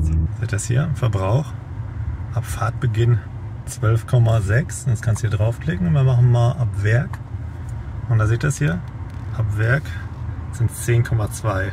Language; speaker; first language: German; native; German